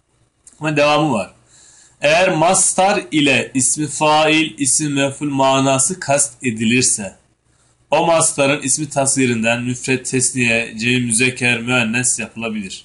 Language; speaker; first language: Turkish; native; Turkish